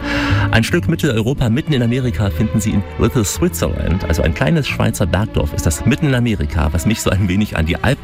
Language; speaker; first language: German; native; German